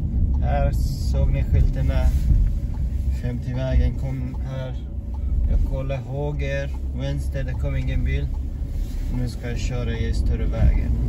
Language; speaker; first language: Swedish; non-native, fluent; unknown